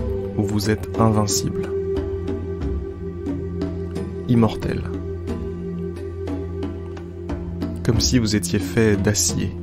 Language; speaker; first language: French; native; French